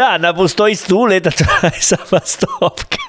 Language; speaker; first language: Russian; non-native, learner; Italian